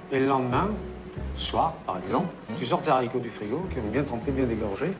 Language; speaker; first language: French; native; French